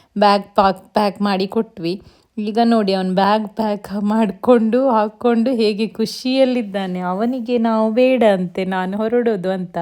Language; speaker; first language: Kannada; non-native, local second language; Konkani